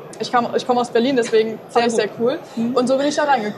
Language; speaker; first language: German; native; German